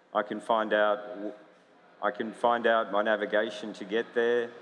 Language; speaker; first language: English; native; English